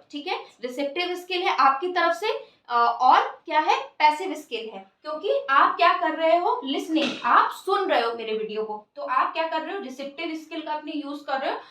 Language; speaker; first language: Hindi; native; Hindi